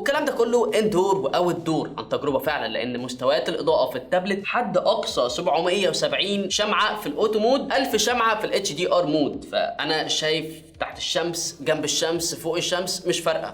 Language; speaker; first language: Arabic; native; Arabic